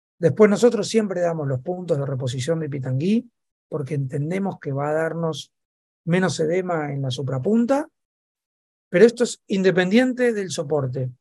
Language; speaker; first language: Spanish; native; Spanish